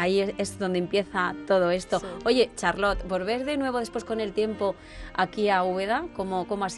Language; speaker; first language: Spanish; native; Spanish